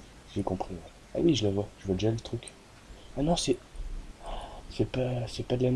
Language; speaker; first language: French; native; French